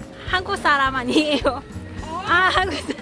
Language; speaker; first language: Korean; non-native, learner; Cantonese